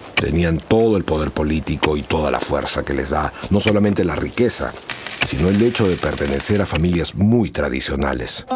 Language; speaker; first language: Spanish; non-native, local second language; Quechua